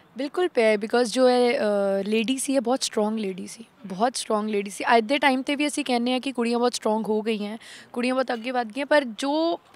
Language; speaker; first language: Punjabi; native; Punjabi